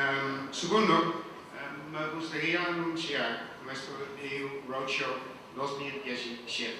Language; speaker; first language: Spanish; non-native, fluent; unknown